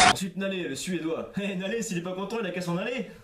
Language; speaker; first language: French; native; French